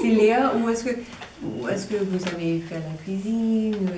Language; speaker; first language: French; non-native, fluent; English